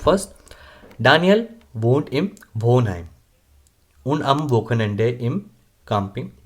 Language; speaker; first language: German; non-native, learner; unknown